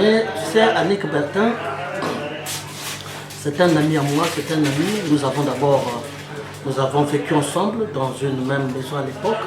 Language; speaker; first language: French; non-native, local second language; Lingala